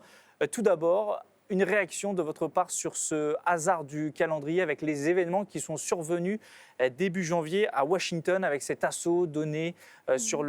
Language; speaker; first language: French; native; French